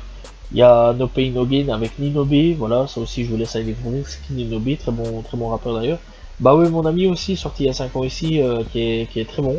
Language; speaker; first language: French; native; French